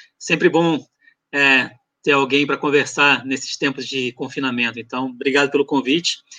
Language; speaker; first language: Portuguese; early bilingual, other home language; French